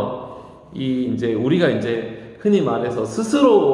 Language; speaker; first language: Korean; native; Korean